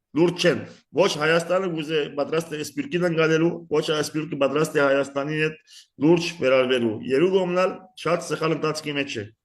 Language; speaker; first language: Armenian; early bilingual, heritage; Armenian